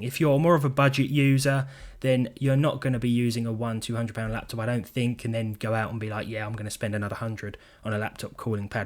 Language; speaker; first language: English; native; English